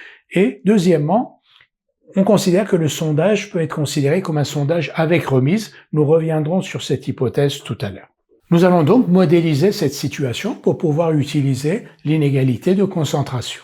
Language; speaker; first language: French; native; French